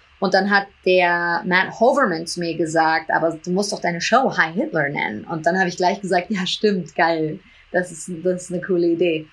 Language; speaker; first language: German; early bilingual, heritage; German